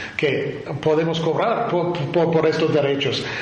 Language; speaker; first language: Spanish; non-native, learner; English